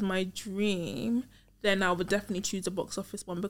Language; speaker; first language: English; native; English